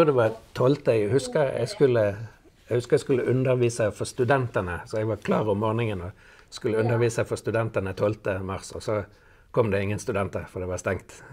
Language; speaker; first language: Norwegian; native; Norwegian